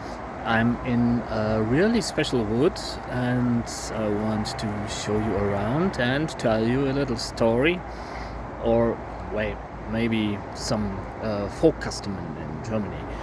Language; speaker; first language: English; non-native, fluent; German